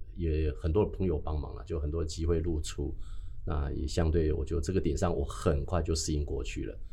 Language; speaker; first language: Chinese; native; Chinese